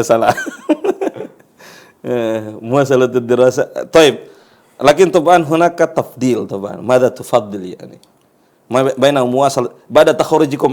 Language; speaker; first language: Arabic; non-native, fluent; Indonesian